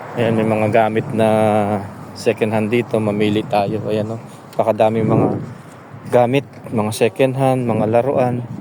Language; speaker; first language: Filipino; non-native, local second language; Pampanga